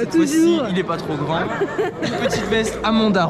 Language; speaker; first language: French; native; French